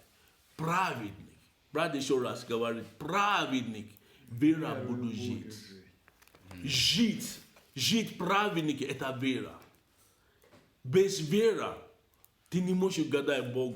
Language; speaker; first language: Russian; non-native, learner; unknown